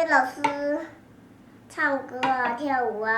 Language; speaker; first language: Chinese; early bilingual, heritage; Chinese